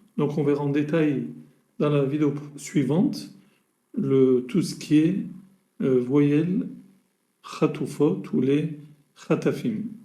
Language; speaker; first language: French; native; French